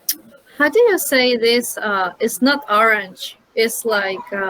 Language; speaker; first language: English; non-native, learner; Spanish